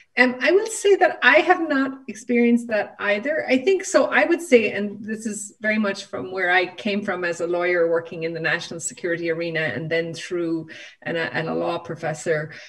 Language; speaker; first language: English; native; English